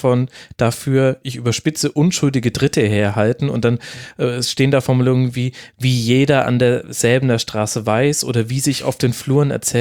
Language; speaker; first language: German; native; German